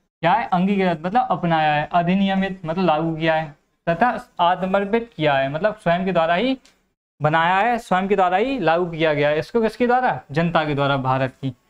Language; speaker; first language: Hindi; native; Hindi